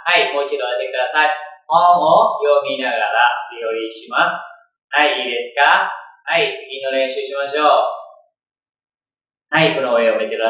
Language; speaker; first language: Japanese; non-native, fluent; Vietnamese